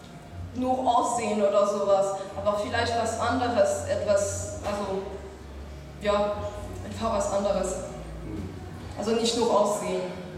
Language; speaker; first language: German; non-native, fluent; French